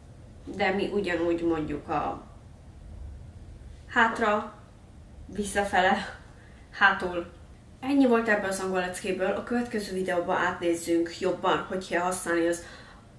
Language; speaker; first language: Hungarian; early bilingual, heritage; Hungarian